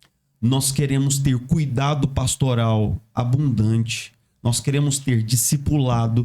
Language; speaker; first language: Portuguese; native; Portuguese